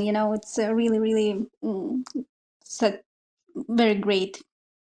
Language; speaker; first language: English; non-native, fluent; Romanian